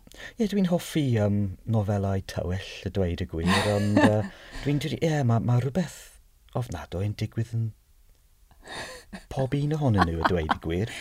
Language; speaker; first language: Welsh; non-native, fluent; English